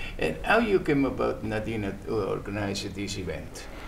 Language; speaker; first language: English; early bilingual, other home language; Italian